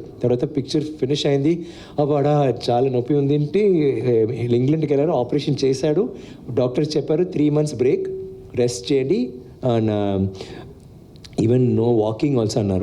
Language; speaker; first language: Telugu; non-native, learner; Tamil